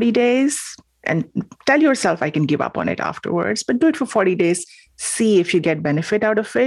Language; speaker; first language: English; non-native, local second language; Hindi